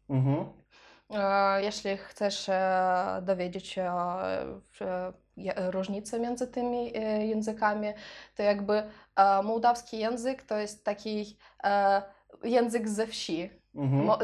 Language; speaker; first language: Polish; non-native, learner; Russian